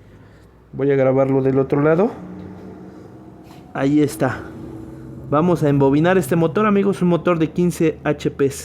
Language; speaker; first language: Spanish; native; Spanish